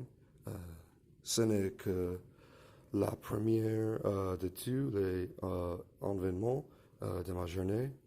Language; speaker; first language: French; non-native, learner; English